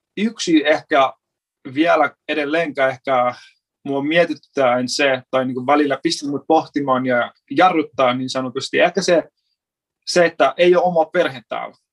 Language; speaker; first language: Finnish; non-native, fluent; Persian